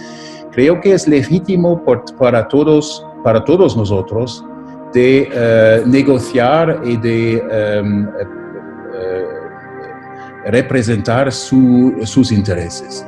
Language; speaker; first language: Spanish; non-native, fluent; German